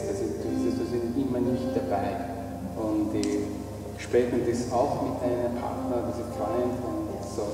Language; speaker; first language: German; non-native, learner; Persian